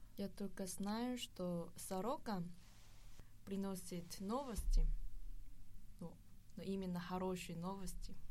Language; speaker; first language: Russian; non-native, learner; Korean